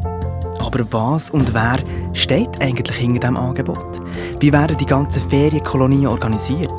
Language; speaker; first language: German; native; German